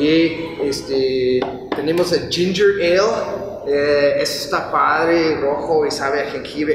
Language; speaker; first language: Spanish; non-native, fluent; English